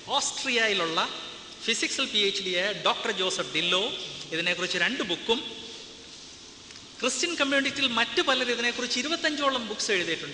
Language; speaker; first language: Malayalam; non-native, learner; Hindi